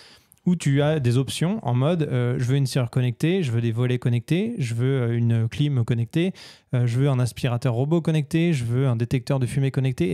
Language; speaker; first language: French; native; French